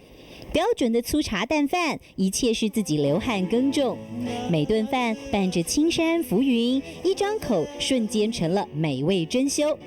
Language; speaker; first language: Chinese; native; Chinese